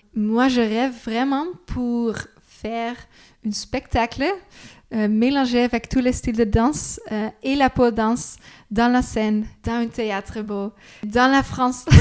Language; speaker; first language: French; non-native, fluent; Dutch